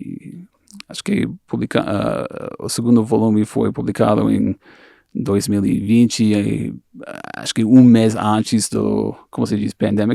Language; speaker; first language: Portuguese; non-native, fluent; English